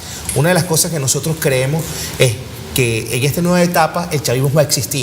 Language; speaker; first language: Spanish; native; Spanish